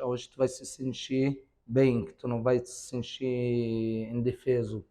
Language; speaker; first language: Portuguese; early bilingual, other home language; Arabic